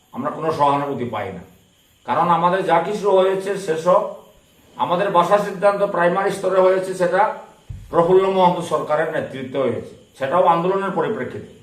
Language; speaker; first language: Bangla; non-native, local second language; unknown